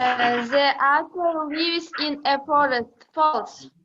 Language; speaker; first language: English; non-native, learner; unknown